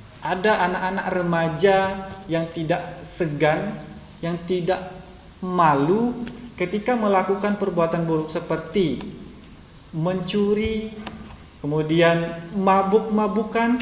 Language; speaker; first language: Indonesian; native; Indonesian